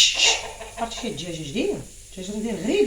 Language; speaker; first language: Arabic; native; Arabic